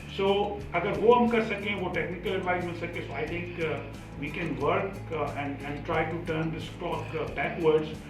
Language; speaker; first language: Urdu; non-native, local second language; Sindhi